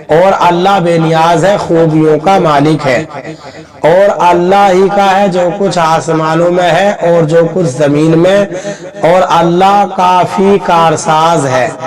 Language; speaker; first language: Urdu; native; Urdu